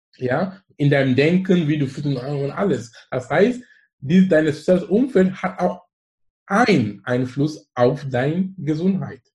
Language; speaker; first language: German; non-native, fluent; English